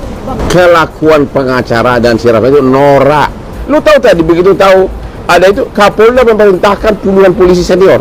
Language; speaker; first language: Indonesian; native; Indonesian